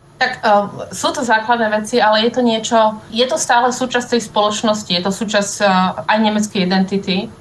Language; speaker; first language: Slovak; native; Slovak